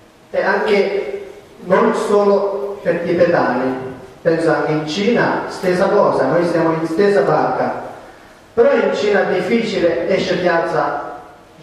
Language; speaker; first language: Italian; non-native, learner; Tibetan